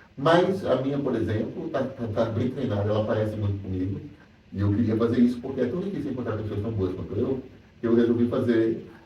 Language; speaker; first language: Portuguese; native; Portuguese